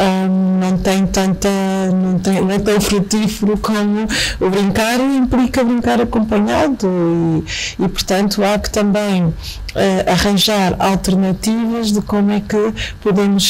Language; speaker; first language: Portuguese; native; Portuguese